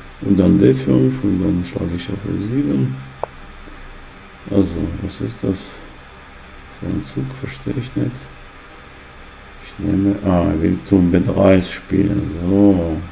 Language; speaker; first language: German; non-native, fluent; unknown